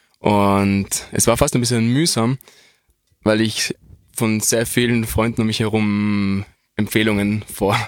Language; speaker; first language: German; native; German